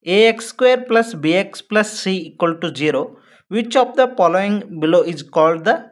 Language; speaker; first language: English; non-native, local second language; Kannada